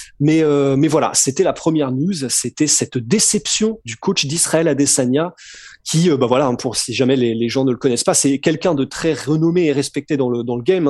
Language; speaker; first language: French; native; French